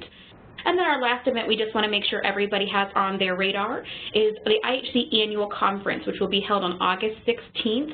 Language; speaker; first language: English; native; English